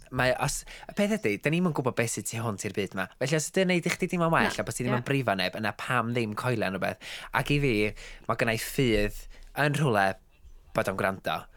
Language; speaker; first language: Welsh; native; Welsh